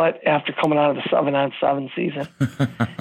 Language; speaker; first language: English; native; English